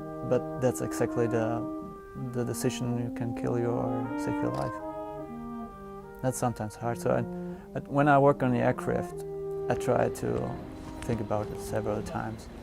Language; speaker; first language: English; non-native, fluent; German